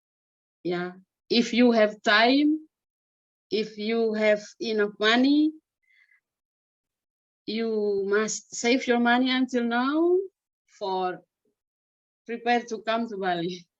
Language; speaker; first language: English; non-native, learner; Indonesian